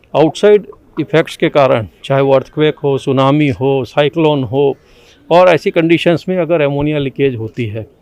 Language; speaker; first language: Hindi; non-native, local second language; Gujarati